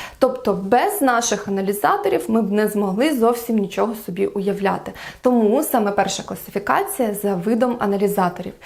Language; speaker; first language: Ukrainian; non-native, local second language; Russian